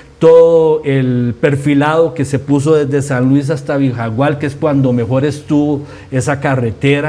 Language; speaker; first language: Spanish; native; Spanish